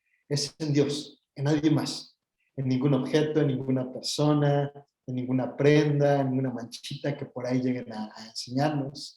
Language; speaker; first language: Spanish; native; Spanish